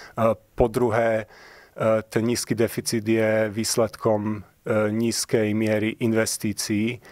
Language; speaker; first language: Slovak; early bilingual, heritage; Slovak